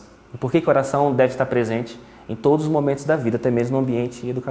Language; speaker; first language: Portuguese; native; Portuguese